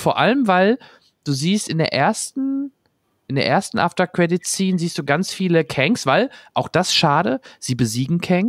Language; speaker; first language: German; native; German